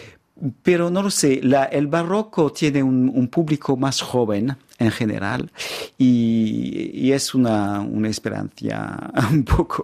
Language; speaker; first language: Spanish; non-native, fluent; French